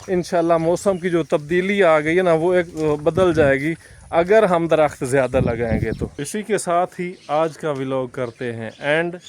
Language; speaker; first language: Urdu; non-native, local second language; Punjabi